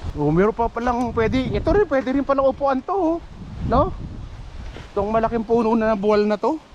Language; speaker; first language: Filipino; non-native, local second language; Iloko